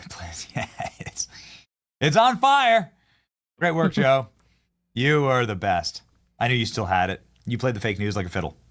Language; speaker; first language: English; native; English